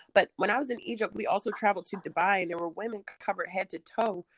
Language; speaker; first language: English; native; English